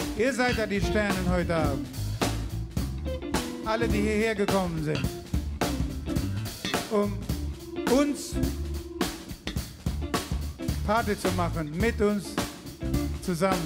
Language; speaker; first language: German; non-native, fluent; Swedish